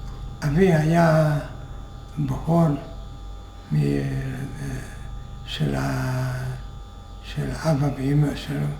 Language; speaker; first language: Hebrew; non-native, fluent; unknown